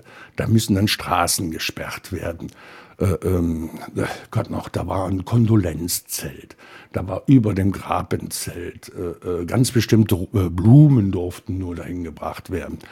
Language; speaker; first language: German; native; German